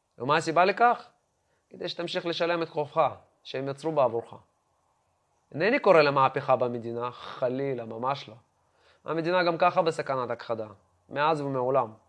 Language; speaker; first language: Hebrew; non-native, fluent; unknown